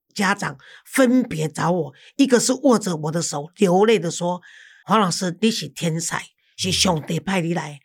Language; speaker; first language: Chinese; native; Chinese